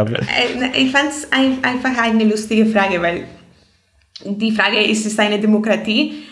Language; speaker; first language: German; non-native, fluent; Spanish